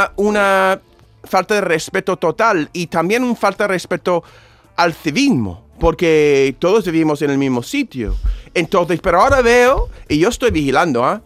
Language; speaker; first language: Spanish; non-native, fluent; English